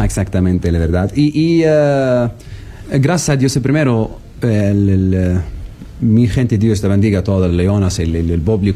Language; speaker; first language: Spanish; non-native, learner; Arabic